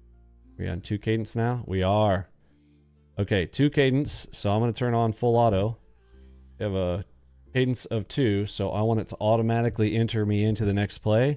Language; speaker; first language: English; native; English